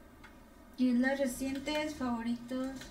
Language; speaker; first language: Spanish; native; Spanish